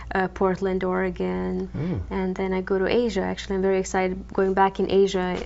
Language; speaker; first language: English; non-native, fluent; Croatian